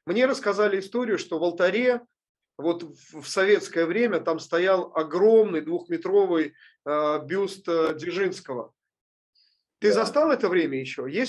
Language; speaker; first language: Russian; native; Russian